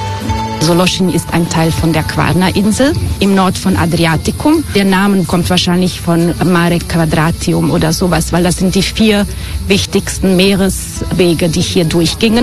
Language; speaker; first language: German; non-native, fluent; Croatian